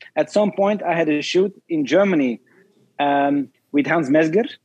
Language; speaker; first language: English; non-native, fluent; Dutch